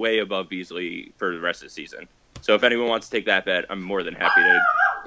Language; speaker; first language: English; native; English